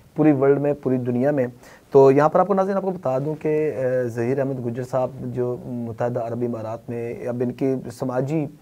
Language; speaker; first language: Urdu; native; Urdu